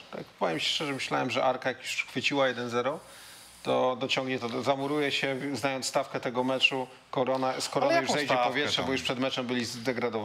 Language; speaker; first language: Polish; native; Polish